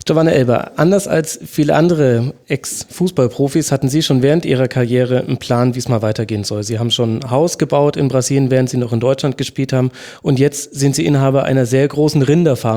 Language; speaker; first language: German; native; German